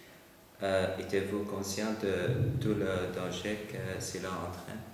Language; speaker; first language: French; non-native, learner; Dutch